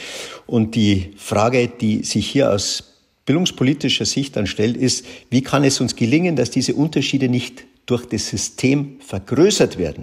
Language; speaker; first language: German; native; German